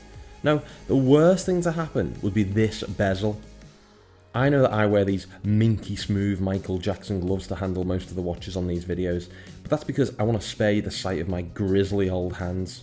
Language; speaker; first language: English; native; English